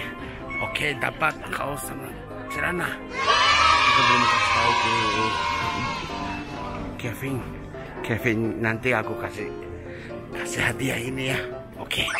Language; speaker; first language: Indonesian; non-native, fluent; Japanese